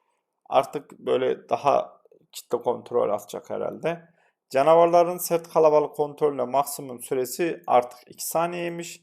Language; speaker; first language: Turkish; native; Turkish